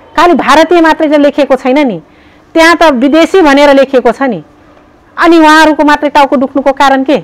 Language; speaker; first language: Nepali; non-native, local second language; Rana Tharu